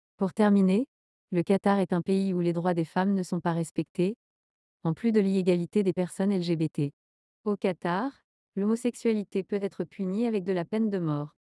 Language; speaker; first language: French; non-native, learner; Spanish